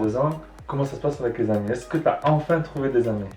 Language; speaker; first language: French; native; French